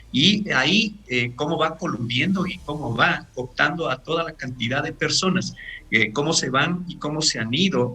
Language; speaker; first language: Spanish; native; Spanish